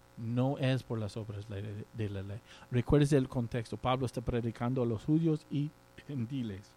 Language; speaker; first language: Spanish; non-native, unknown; English